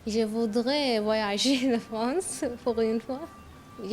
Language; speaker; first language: French; non-native, learner; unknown